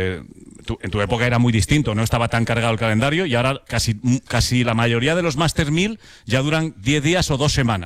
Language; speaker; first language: Spanish; native; Spanish